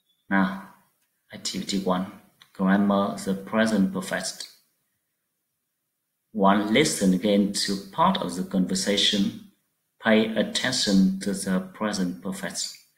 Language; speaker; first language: English; non-native, fluent; Vietnamese